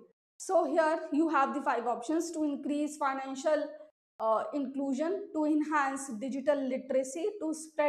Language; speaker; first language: English; non-native, local second language; Hindi